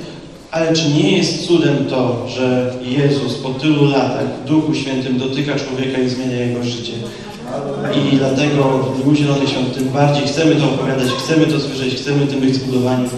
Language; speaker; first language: Polish; native; Polish